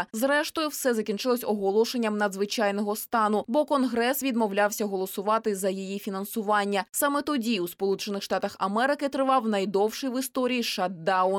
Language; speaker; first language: Ukrainian; native; Ukrainian